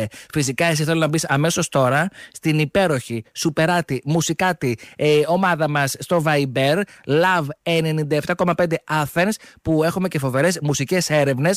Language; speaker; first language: Greek; native; Greek